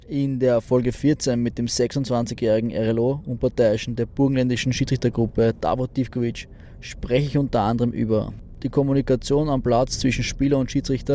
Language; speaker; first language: German; native; German